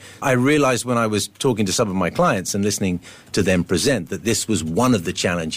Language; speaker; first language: English; native; English